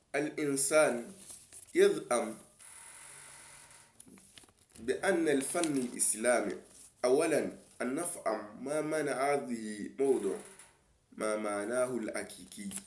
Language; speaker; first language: Arabic; non-native, learner; Yoruba